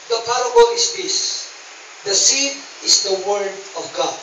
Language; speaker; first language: English; non-native, local second language; Filipino